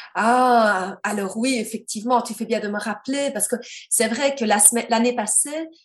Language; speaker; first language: French; native; French